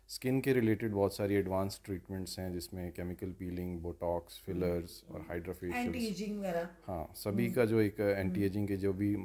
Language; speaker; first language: Hindi; native; Hindi